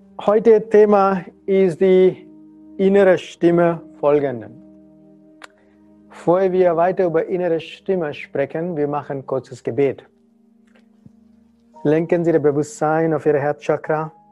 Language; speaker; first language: German; non-native, fluent; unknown